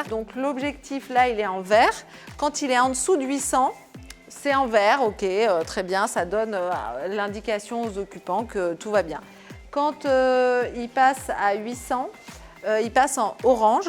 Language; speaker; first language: French; native; French